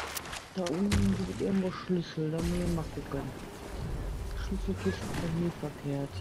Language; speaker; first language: German; native; German